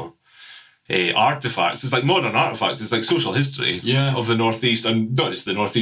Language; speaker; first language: English; native; English